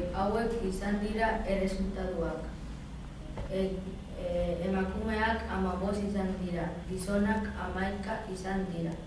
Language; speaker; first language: Basque; non-native, local second language; Spanish